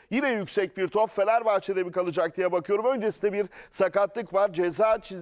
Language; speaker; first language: Turkish; native; Turkish